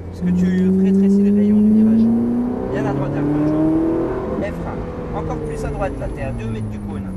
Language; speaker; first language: French; native; French